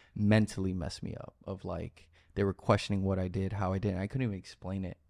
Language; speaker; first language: English; native; English